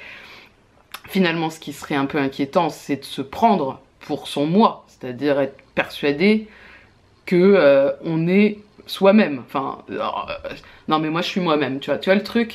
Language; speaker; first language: French; native; French